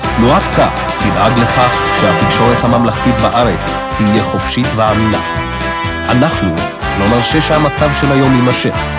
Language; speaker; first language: Hebrew; native; Hebrew